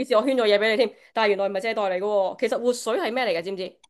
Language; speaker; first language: Cantonese; native; Cantonese